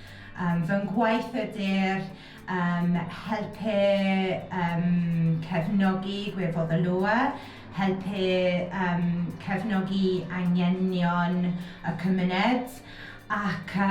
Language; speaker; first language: Welsh; non-native, learner; English